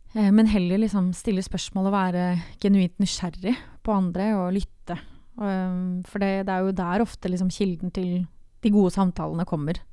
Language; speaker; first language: Norwegian; native; Norwegian